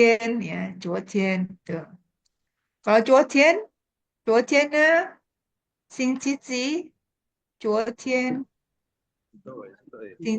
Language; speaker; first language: Chinese; non-native, fluent; Indonesian